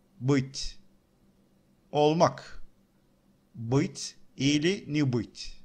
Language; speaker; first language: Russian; non-native, learner; Turkish